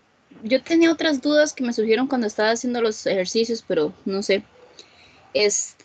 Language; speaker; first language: Spanish; native; Spanish